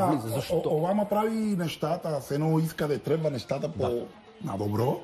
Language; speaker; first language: Bulgarian; non-native, learner; Spanish